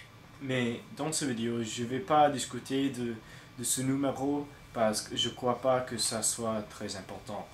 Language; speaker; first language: French; non-native, learner; English